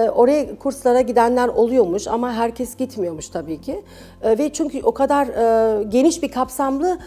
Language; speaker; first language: Turkish; early bilingual, other home language; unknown